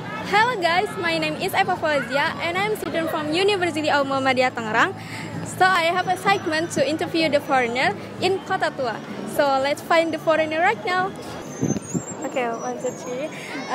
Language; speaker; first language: English; non-native, learner; Indonesian